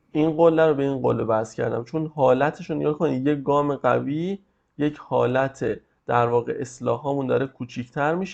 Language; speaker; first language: Persian; native; Persian